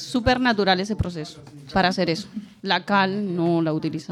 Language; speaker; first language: Spanish; native; Spanish